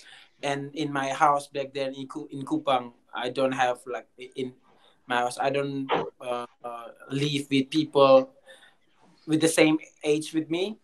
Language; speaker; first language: English; non-native, learner; Indonesian